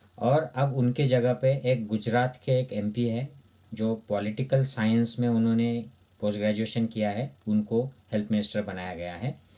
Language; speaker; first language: Hindi; non-native, local second language; Marathi